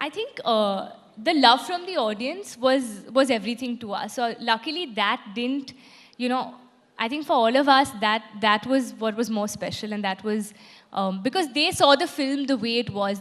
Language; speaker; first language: English; non-native, local second language; Hindi